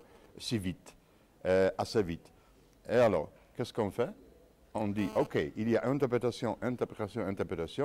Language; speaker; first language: French; non-native, fluent; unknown